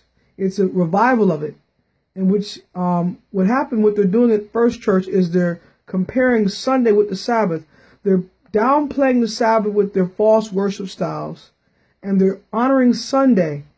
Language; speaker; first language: English; native; English